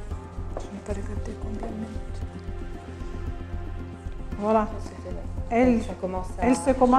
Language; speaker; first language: French; non-native, learner; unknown